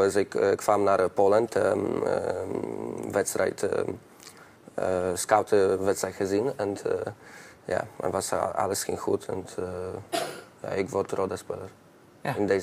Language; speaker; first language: Dutch; non-native, learner; Polish